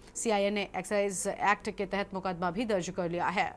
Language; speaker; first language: Hindi; native; Hindi